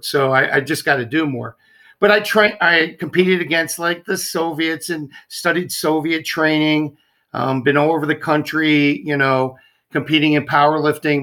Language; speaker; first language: English; native; English